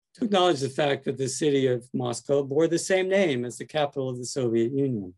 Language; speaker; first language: English; native; English